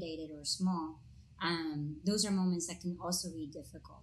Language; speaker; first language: English; non-native, fluent; Spanish